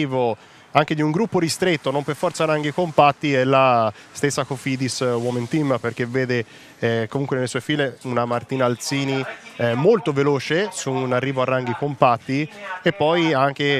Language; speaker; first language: Italian; native; Italian